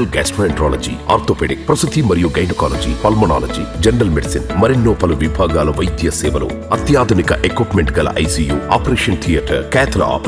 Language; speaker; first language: Telugu; native; Telugu